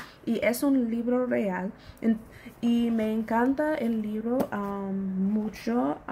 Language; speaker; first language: Spanish; non-native, learner; English